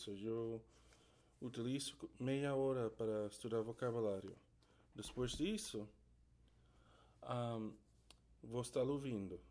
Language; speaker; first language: Portuguese; non-native, learner; English